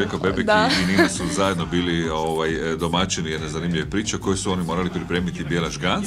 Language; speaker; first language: Croatian; native; Croatian